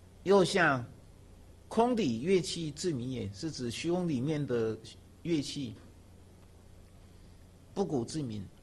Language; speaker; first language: Chinese; native; Chinese